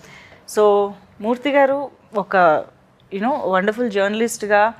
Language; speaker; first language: Telugu; native; Telugu